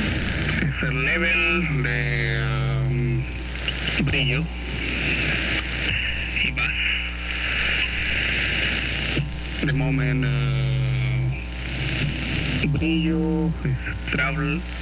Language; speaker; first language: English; non-native, learner; Spanish